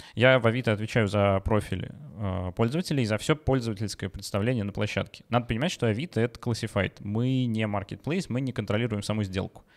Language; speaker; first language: Russian; native; Russian